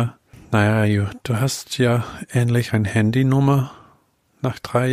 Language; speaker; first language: German; non-native, fluent; English